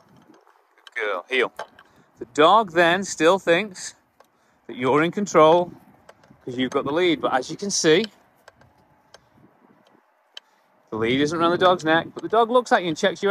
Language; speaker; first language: English; native; English